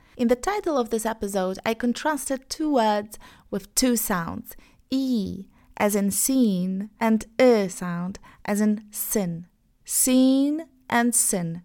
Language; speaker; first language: English; non-native, fluent; Polish